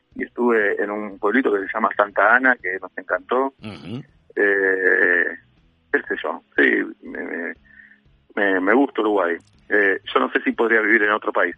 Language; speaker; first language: Spanish; native; Spanish